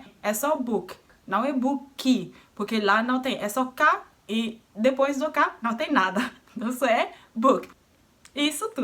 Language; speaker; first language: Portuguese; non-native, fluent; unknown